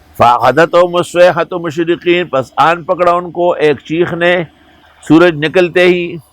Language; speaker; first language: Urdu; non-native, local second language; Pashto